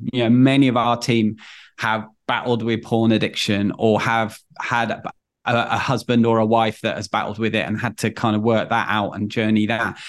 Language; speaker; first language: English; native; English